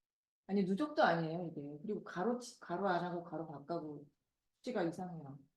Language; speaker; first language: Korean; native; Korean